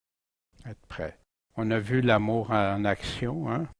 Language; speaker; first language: French; native; French